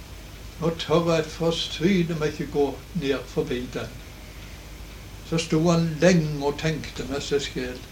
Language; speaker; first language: Norwegian; native; Norwegian